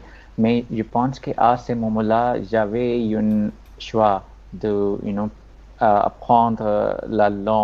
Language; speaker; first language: French; non-native, learner; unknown